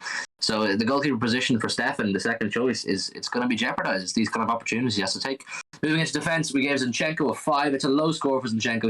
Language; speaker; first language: English; native; English